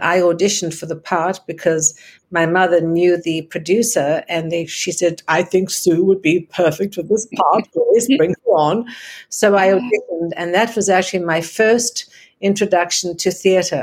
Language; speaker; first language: English; native; English